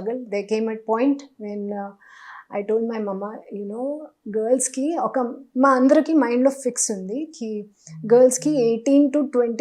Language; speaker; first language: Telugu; non-native, fluent; Hindi